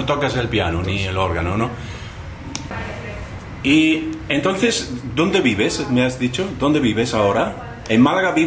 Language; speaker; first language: Spanish; native; Spanish